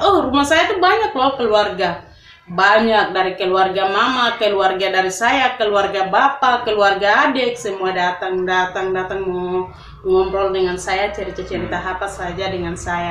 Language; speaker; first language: Indonesian; non-native, local second language; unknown